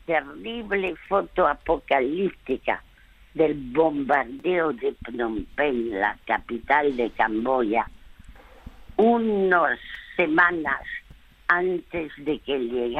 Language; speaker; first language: Spanish; early bilingual, other home language; French